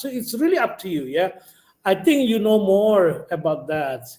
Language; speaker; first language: English; non-native, learner; Indonesian